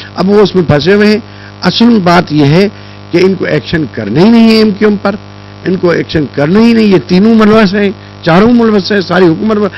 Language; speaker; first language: Urdu; non-native, local second language; Sindhi